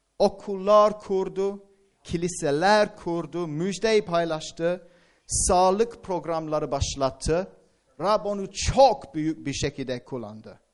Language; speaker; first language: Turkish; non-native, fluent; English